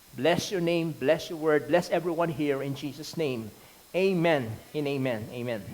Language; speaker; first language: English; non-native, local second language; Filipino